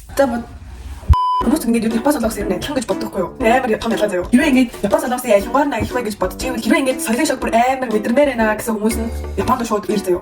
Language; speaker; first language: Mongolian; early bilingual, heritage; Mongolian